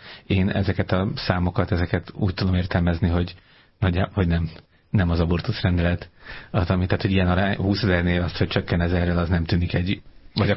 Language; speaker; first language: Hungarian; native; Hungarian